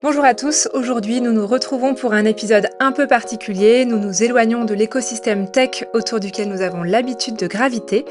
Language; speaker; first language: French; native; French